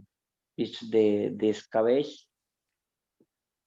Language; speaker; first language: English; non-native, learner; Spanish